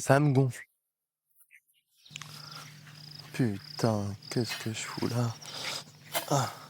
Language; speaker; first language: French; native; French